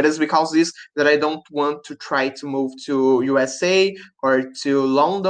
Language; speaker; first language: English; non-native, learner; Portuguese